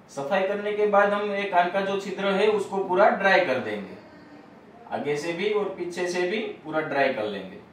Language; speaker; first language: Hindi; non-native, local second language; Gujarati